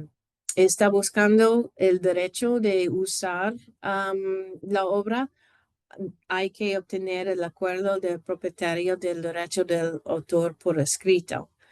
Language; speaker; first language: Spanish; non-native, fluent; English